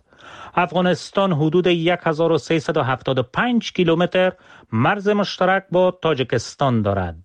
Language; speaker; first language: Persian; native; Persian